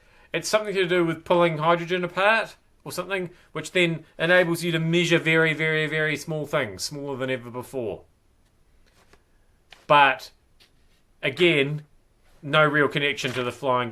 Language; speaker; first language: English; native; English